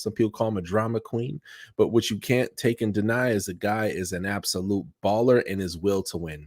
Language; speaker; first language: English; native; English